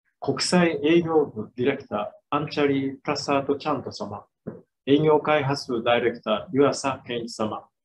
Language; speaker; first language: Japanese; native; Japanese